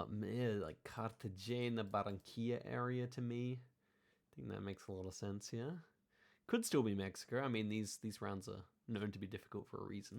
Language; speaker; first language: English; native; English